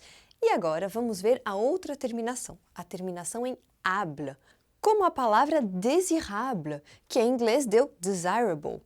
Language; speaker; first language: Portuguese; non-native, fluent; French